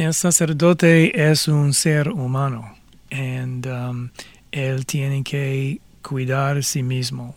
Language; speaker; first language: Spanish; non-native, fluent; English